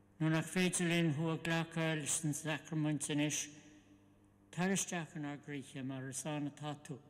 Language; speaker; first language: Irish; non-native, local second language; English